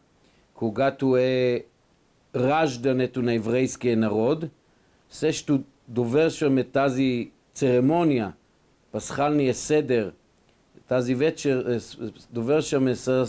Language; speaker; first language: Bulgarian; non-native, fluent; Hebrew